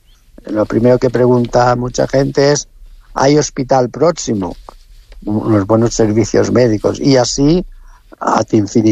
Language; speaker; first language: Spanish; native; Spanish